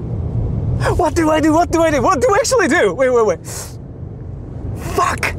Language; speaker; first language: English; native; English